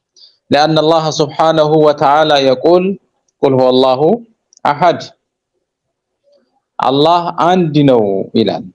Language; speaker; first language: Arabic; non-native, fluent; Amharic